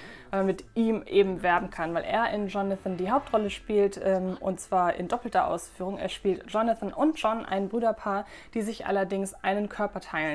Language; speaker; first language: German; native; German